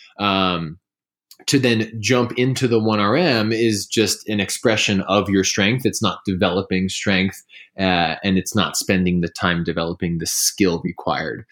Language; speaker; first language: English; native; English